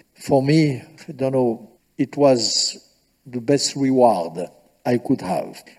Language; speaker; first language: English; non-native, fluent; French